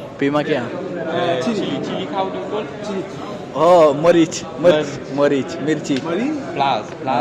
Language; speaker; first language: Hindi; non-native, learner; Bangla